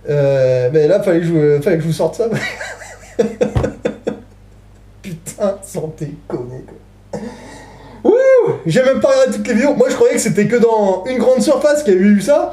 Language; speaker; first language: French; native; French